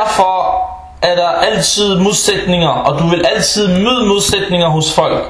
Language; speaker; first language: Danish; early bilingual, other home language; Arabic